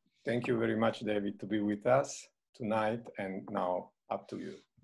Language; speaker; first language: English; non-native, fluent; Italian